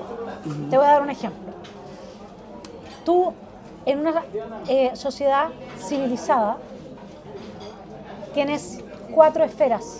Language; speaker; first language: Spanish; native; Spanish